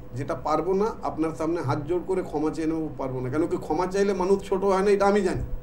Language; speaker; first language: Bangla; non-native, local second language; Hindi